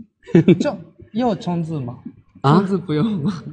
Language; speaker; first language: Chinese; non-native, learner; Japanese